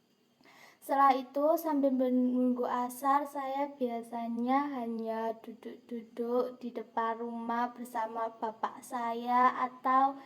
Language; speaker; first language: Indonesian; non-native, local second language; Javanese